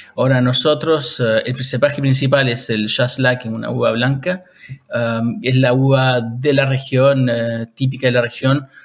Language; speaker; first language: Spanish; native; Spanish